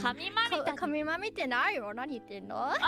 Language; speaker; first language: Japanese; non-native, fluent; English